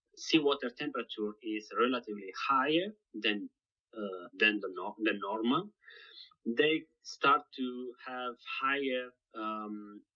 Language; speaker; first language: English; non-native, fluent; Italian